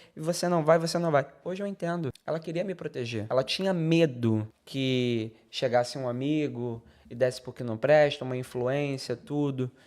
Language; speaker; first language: Portuguese; native; Portuguese